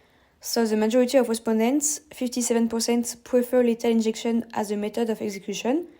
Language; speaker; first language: English; non-native, fluent; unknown